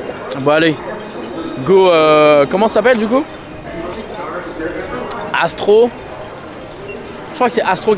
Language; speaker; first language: French; native; French